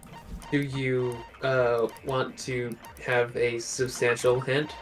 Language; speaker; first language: English; native; English